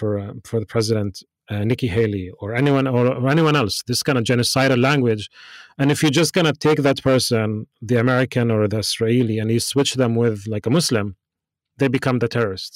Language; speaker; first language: English; non-native, fluent; Arabic